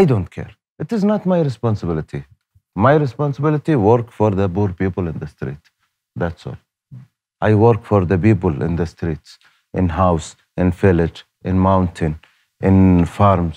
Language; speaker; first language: English; non-native, learner; Arabic